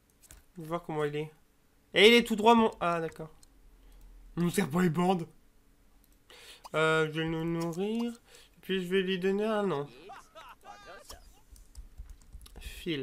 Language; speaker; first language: French; native; French